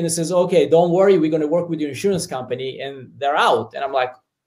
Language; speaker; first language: English; non-native, fluent; Hebrew